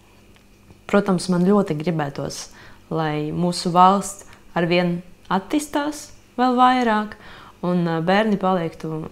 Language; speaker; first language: Latvian; non-native, local second language; Russian